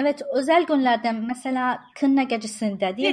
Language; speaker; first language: Turkish; non-native, learner; Arabic